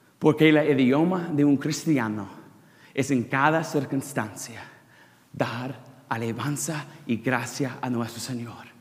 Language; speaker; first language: Spanish; non-native, learner; English